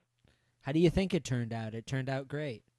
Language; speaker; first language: English; native; English